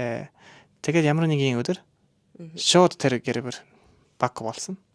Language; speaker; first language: Mongolian; non-native, learner; Japanese